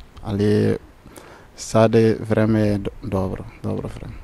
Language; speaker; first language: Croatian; non-native, learner; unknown